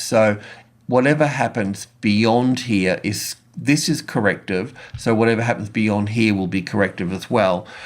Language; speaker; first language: English; native; English